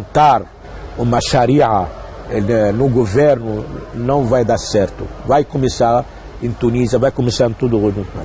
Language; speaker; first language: Portuguese; non-native, fluent; Arabic